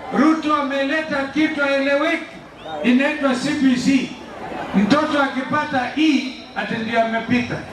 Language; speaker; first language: Swahili; non-native, local second language; Kamba